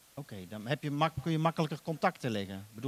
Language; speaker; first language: Dutch; native; Dutch